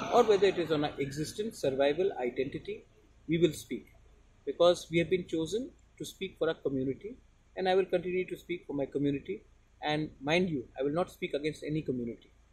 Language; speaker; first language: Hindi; non-native, local second language; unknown